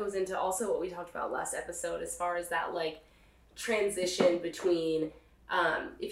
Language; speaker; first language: English; native; English